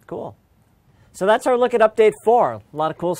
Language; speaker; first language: English; native; English